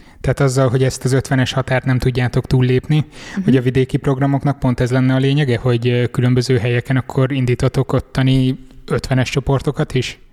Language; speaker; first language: Hungarian; native; Hungarian